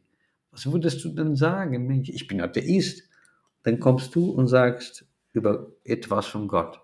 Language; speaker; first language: German; non-native, fluent; Portuguese